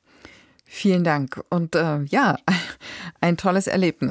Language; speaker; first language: German; native; German